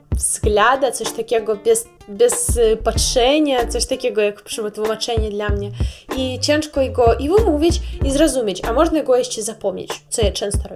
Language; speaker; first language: Polish; non-native, learner; Russian